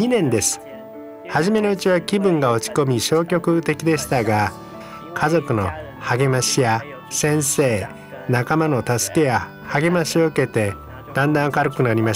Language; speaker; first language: Japanese; non-native, fluent; Chinese